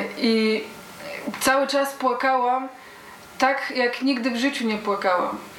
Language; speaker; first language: Polish; early bilingual, heritage; Polish